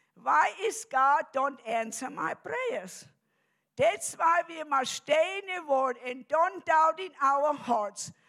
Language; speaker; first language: English; non-native, fluent; German